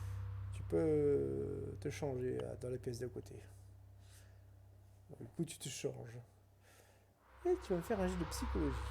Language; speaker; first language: French; native; French